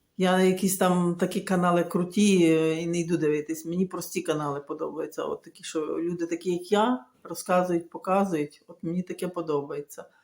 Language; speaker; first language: Ukrainian; native; Ukrainian